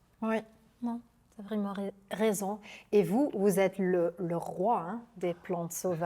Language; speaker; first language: French; non-native, local second language; Dutch